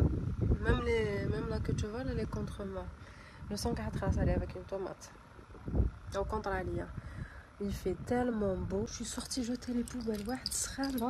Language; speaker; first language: French; native; French